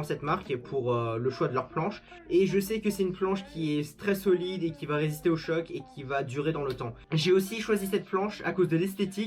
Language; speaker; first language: French; native; French